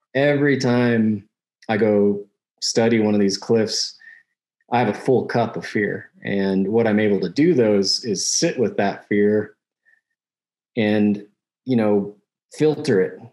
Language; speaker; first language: English; native; English